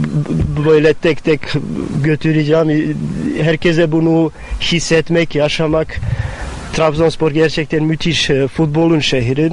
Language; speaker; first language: Turkish; non-native, fluent; Bosnian